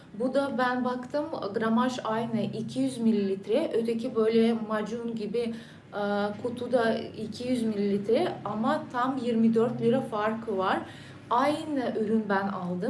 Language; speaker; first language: Turkish; non-native, fluent; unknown